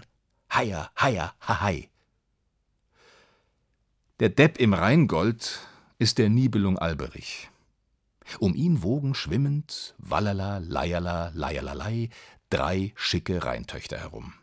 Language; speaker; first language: German; native; German